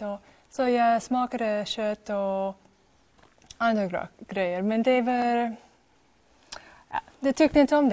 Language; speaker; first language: Swedish; non-native, fluent; English